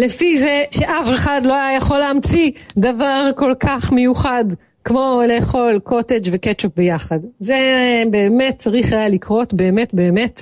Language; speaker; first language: Hebrew; native; Hebrew